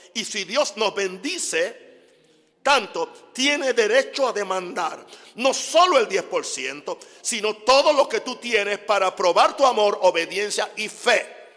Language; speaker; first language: Spanish; non-native, fluent; English